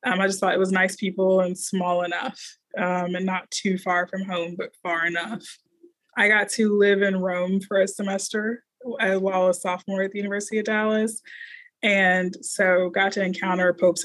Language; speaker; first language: English; native; English